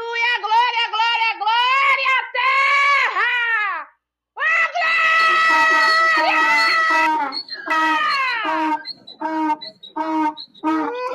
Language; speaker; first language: Portuguese; native; Portuguese